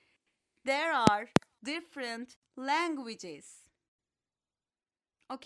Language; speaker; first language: English; non-native, fluent; Turkish